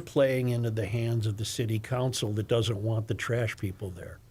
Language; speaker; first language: English; native; English